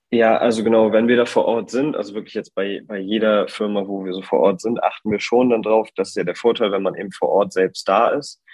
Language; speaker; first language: German; native; German